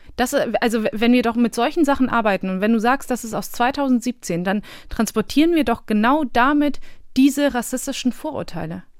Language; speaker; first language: German; early bilingual, other home language; Bosnian